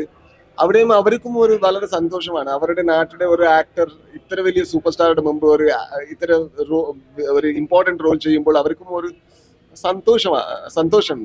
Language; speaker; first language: Malayalam; non-native, learner; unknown